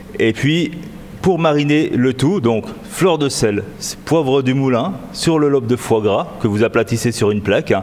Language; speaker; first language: French; native; French